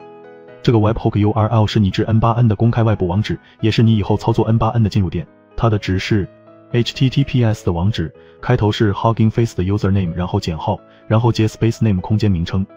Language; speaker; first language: Chinese; native; Chinese